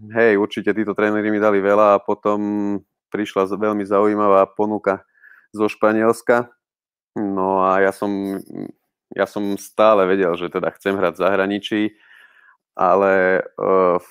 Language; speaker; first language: Slovak; non-native, local second language; Hungarian